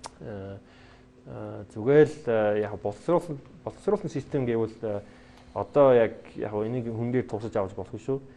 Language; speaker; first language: Mongolian; non-native, fluent; English